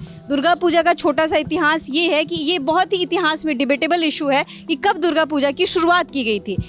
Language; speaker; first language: Hindi; native; Hindi